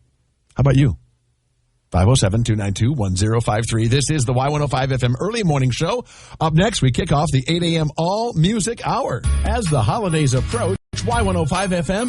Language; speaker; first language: English; native; English